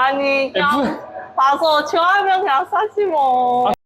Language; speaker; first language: Korean; non-native, learner; Chinese